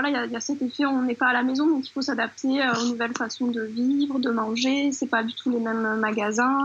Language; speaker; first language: French; native; French